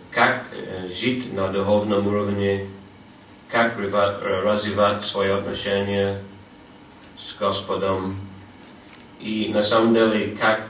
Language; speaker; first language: Russian; non-native, fluent; English